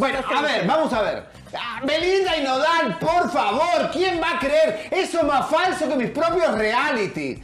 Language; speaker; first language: Spanish; native; Spanish